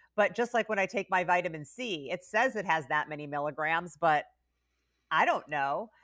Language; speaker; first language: English; native; English